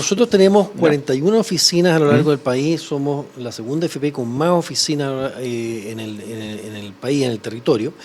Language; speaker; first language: Spanish; native; Spanish